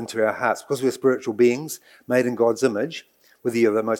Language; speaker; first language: English; native; English